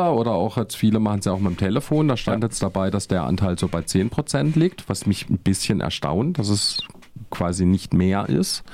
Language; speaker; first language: German; native; German